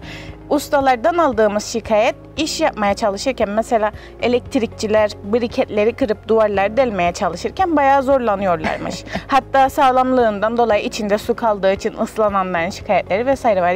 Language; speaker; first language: Turkish; native; Turkish